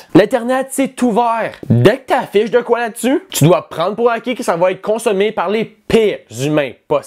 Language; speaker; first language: French; native; French